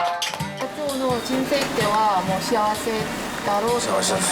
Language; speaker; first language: Japanese; non-native, learner; Korean